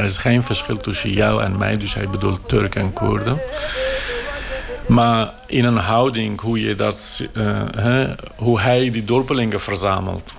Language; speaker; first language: Dutch; non-native, fluent; Kurdish